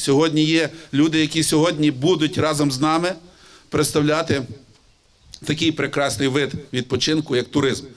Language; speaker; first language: Ukrainian; native; Ukrainian